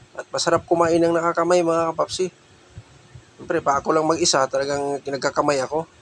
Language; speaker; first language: Filipino; non-native, local second language; Cebuano